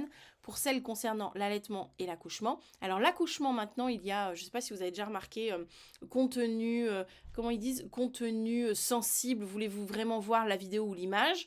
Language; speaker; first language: French; native; French